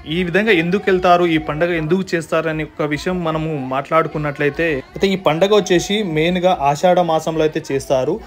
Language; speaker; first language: Telugu; non-native, local second language; Lambadi